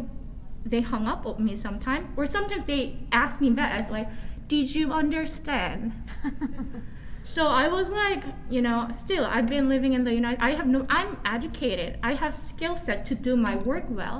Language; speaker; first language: English; non-native, fluent; Korean